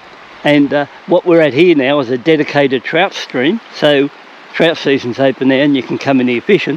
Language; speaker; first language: English; native; English